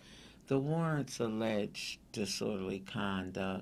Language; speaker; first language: English; native; English